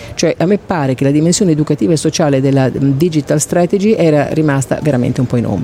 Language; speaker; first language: Italian; native; Italian